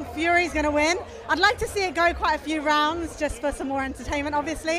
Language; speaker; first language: English; native; English